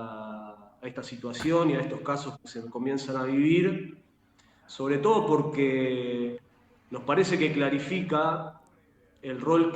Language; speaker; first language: Spanish; native; Spanish